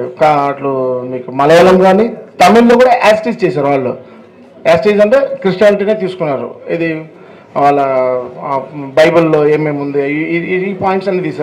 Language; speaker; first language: Telugu; native; Telugu